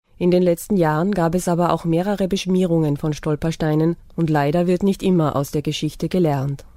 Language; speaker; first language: German; native; German